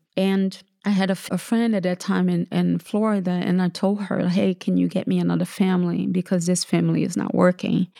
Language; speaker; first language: English; early bilingual, other home language; Portuguese